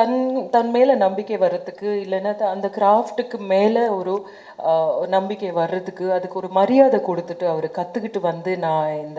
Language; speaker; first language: Tamil; native; Tamil